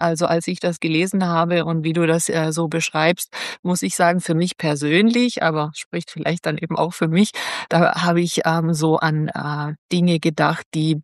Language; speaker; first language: German; native; German